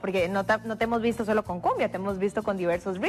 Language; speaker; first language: Spanish; native; Spanish